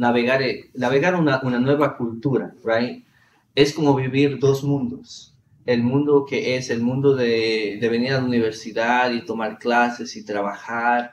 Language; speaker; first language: Spanish; early bilingual, heritage; Spanish